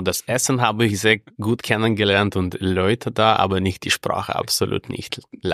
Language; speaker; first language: German; non-native, fluent; Russian